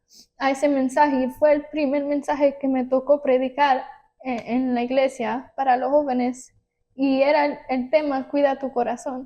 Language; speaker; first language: Spanish; early bilingual, heritage; Spanish